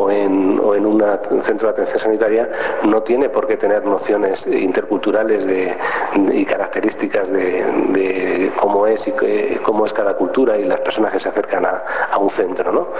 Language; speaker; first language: Spanish; native; Spanish